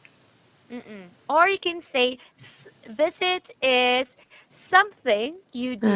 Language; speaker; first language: English; non-native, fluent; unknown